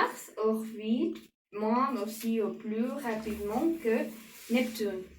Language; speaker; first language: French; non-native, learner; Spanish